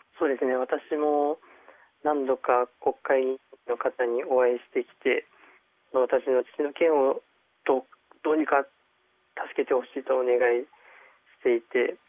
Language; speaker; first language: Japanese; early bilingual, other home language; Chinese